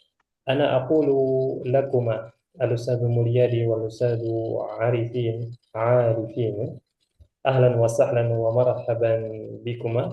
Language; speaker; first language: Arabic; non-native, fluent; Indonesian